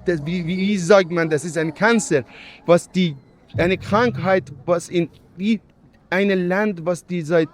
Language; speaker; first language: German; non-native, learner; Persian